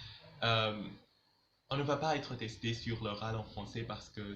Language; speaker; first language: French; non-native, local second language; Arabic